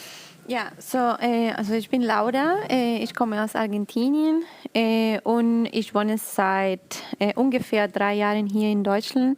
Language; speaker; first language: German; non-native, learner; Spanish